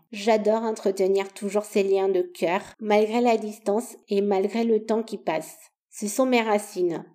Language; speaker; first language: French; non-native, fluent; Romanian